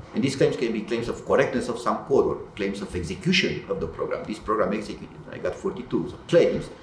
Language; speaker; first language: English; non-native, fluent; Romanian